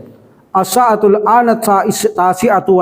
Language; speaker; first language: Arabic; non-native, fluent; Filipino